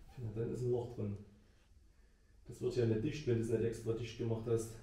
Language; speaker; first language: German; native; German